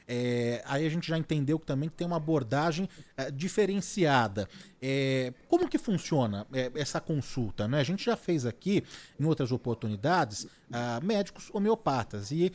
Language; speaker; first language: Portuguese; native; Portuguese